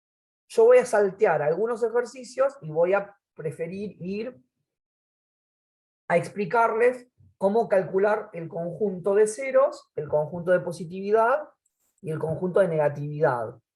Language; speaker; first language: Spanish; native; Spanish